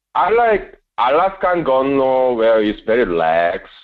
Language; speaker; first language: English; non-native, fluent; Korean